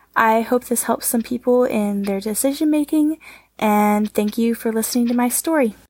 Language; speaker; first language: English; native; English